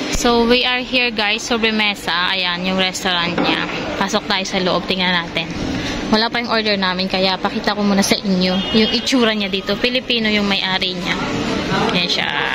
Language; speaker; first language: Filipino; native; Filipino